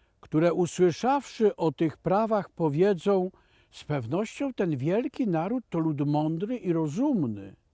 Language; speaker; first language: Polish; native; Polish